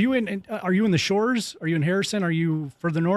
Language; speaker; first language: English; native; English